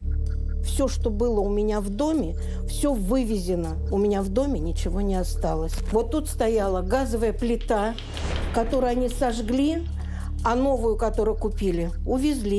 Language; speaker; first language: Russian; native; Russian